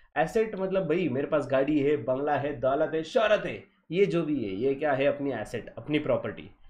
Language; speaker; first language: Hindi; non-native, local second language; Marathi